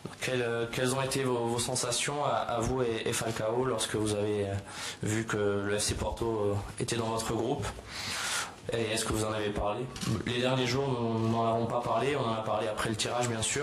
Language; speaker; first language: French; native; French